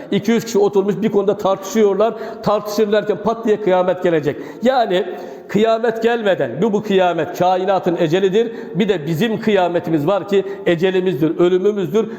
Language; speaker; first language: Turkish; native; Turkish